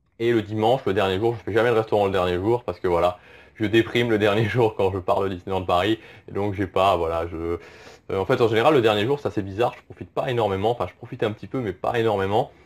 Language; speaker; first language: French; native; French